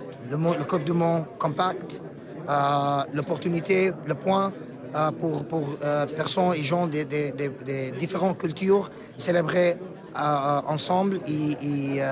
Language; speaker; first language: French; non-native, learner; Arabic